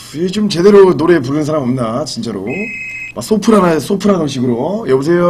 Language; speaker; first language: Korean; native; Korean